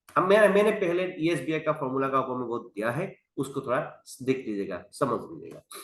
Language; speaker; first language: Hindi; non-native, local second language; Assamese